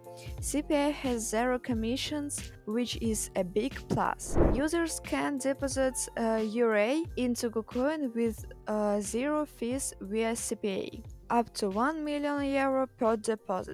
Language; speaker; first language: English; non-native, learner; Russian